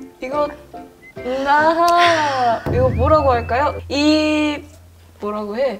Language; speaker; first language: Korean; non-native, fluent; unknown